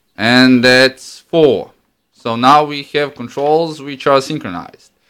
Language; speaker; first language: English; non-native, fluent; Croatian